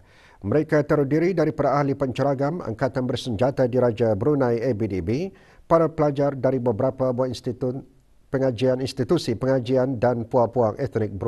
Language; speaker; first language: Malay; native; Malay